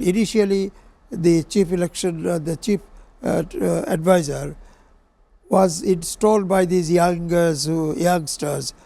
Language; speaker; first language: English; non-native, local second language; Bangla